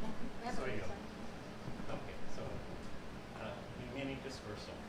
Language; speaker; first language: Spanish; non-native, fluent; English